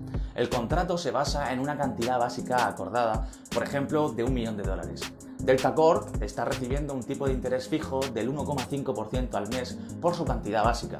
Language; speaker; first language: Spanish; native; Spanish